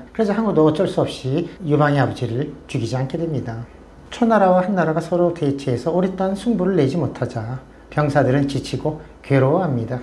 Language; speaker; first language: Korean; native; Korean